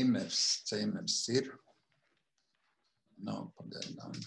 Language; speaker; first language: Latvian; native; Latvian